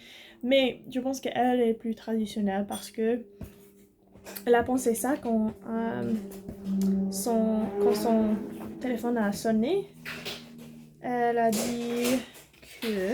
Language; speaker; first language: French; non-native, learner; English